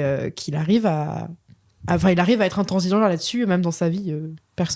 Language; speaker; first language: French; native; French